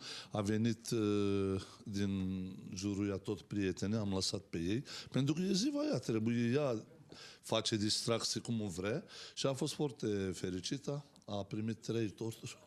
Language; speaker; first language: Romanian; non-native, learner; Turkish